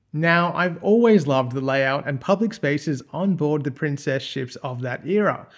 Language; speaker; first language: English; native; English